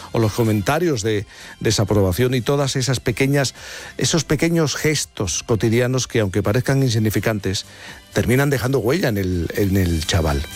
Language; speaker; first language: Spanish; native; Spanish